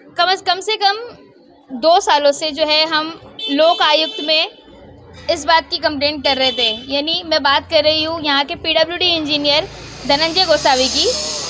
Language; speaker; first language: Hindi; native; Hindi